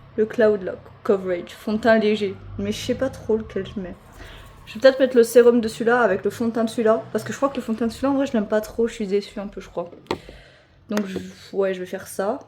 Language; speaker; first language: French; native; French